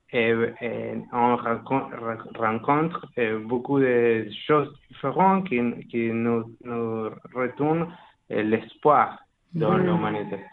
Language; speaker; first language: French; non-native, learner; Spanish